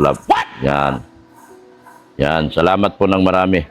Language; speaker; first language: Filipino; native; Filipino